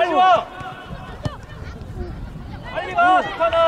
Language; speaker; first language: Korean; native; Korean